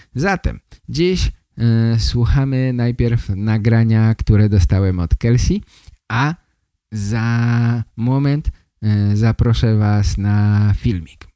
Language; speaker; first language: Polish; native; Polish